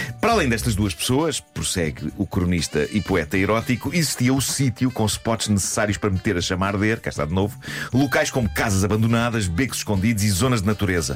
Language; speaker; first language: Portuguese; native; Portuguese